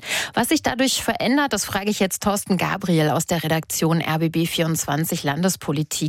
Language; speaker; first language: German; native; German